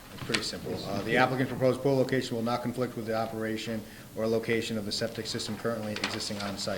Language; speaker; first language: English; native; English